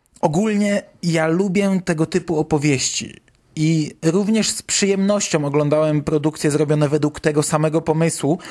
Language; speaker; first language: Polish; native; Polish